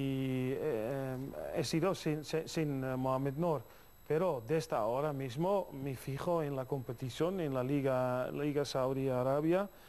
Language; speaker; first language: Spanish; non-native, fluent; Dutch